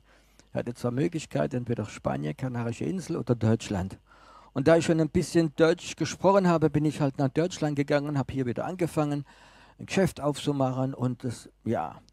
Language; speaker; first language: German; non-native, fluent; French